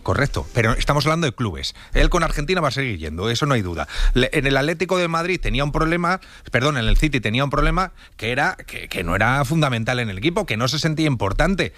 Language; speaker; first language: Spanish; native; Spanish